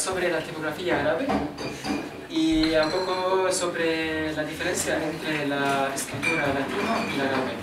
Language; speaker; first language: Spanish; non-native, learner; Arabic